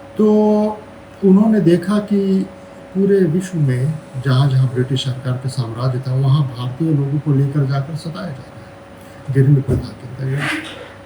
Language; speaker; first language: Hindi; native; Hindi